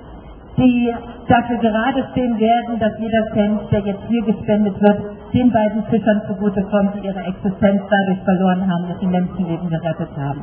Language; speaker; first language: German; native; German